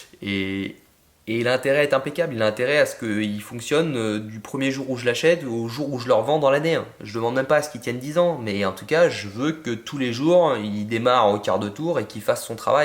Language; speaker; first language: French; native; French